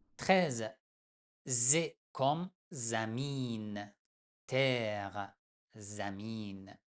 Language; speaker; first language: French; non-native, fluent; Persian